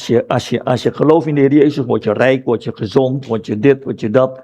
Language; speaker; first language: Dutch; non-native, fluent; Indonesian